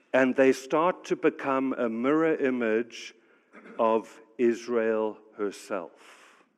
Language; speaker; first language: English; native; English